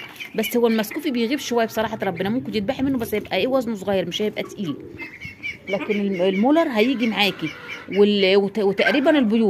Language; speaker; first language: Arabic; native; Arabic